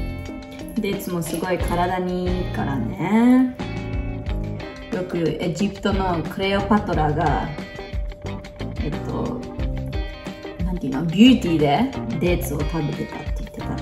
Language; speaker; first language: Japanese; early bilingual, heritage; Japanese